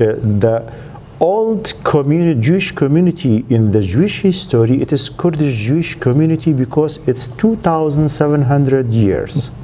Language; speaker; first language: English; non-native, learner; Central Kurdish